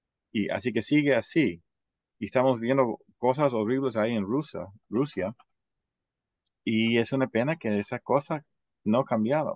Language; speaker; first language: Spanish; non-native, fluent; English